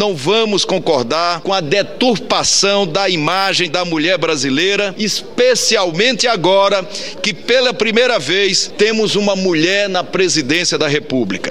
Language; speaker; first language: Portuguese; native; Portuguese